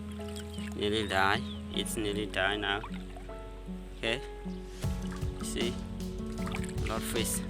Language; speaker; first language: English; non-native, learner; Khmer